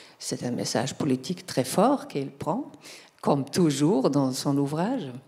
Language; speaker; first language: French; non-native, fluent; German